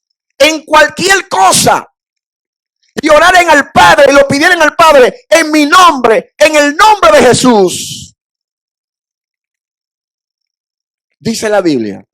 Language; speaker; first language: Spanish; native; Spanish